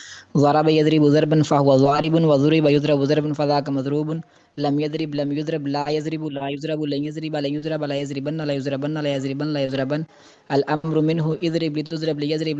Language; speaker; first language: Arabic; non-native, learner; Urdu